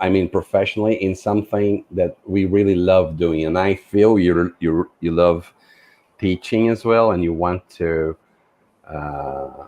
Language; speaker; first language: English; non-native, fluent; Portuguese